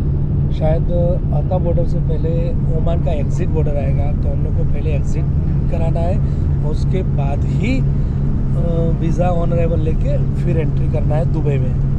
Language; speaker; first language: Hindi; native; Hindi